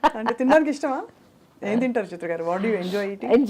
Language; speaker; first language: Telugu; native; Telugu